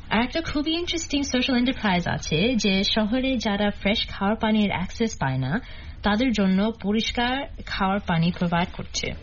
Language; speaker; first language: Bangla; early bilingual, heritage; Bangla